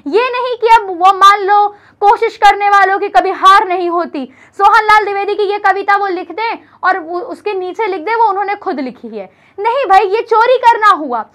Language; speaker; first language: Hindi; native; Hindi